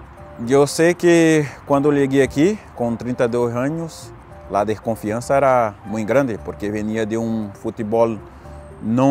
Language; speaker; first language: Spanish; non-native, fluent; Portuguese